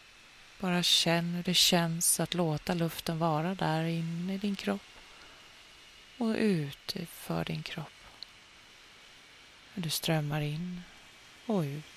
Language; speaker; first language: Swedish; native; Swedish